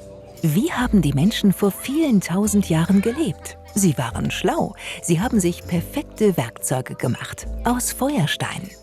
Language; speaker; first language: German; native; German